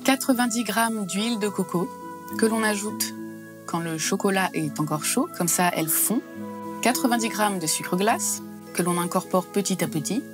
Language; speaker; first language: French; native; French